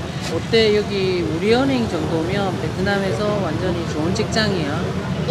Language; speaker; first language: Korean; native; Korean